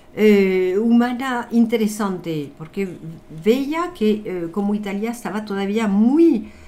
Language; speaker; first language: Spanish; non-native, fluent; French